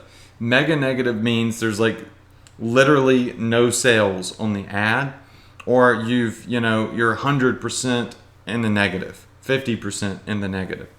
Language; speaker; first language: English; native; English